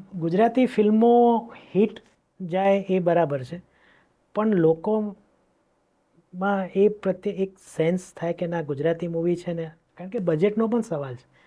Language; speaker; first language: Gujarati; native; Gujarati